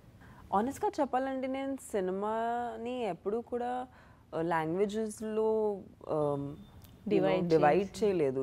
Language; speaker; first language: Telugu; non-native, fluent; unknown